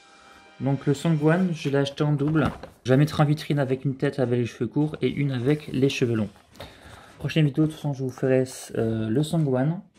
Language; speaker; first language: French; native; French